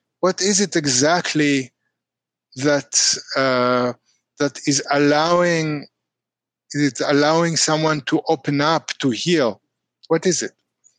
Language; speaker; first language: English; non-native, fluent; Hebrew